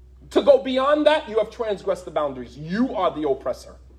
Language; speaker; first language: English; native; English